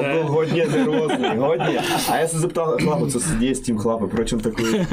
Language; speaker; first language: Czech; non-native, fluent; Russian